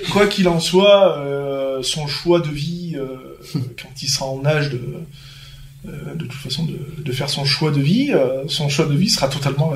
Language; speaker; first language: French; native; French